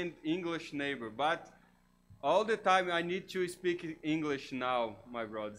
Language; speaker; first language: English; non-native, learner; Portuguese